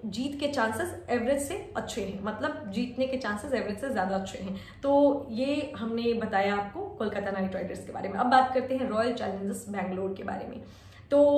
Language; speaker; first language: Hindi; native; Hindi